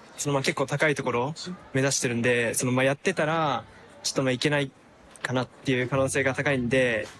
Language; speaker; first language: Japanese; native; Japanese